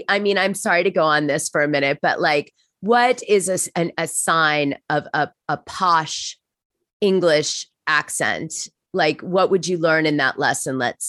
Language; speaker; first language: English; native; English